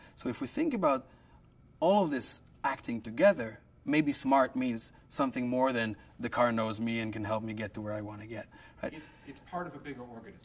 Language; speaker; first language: English; non-native, fluent; Hebrew